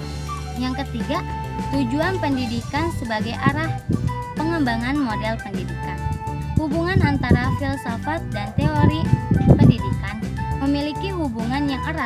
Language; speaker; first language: Indonesian; native; Indonesian